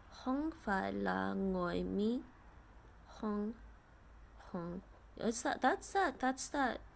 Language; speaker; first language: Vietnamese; non-native, learner; English